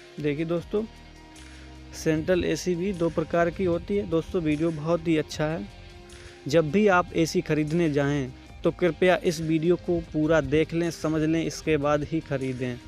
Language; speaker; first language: Hindi; native; Hindi